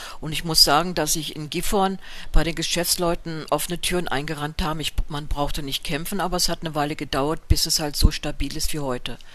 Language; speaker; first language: German; native; German